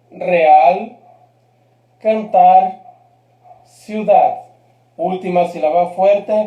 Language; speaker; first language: Spanish; non-native, fluent; Portuguese